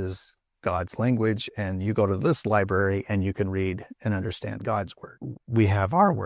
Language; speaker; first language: English; native; English